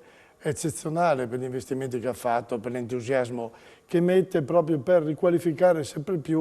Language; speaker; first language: Italian; native; Italian